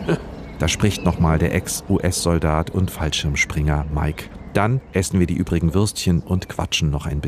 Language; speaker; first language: German; native; German